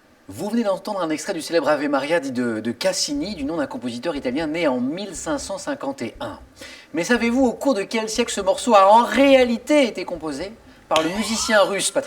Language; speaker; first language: French; native; French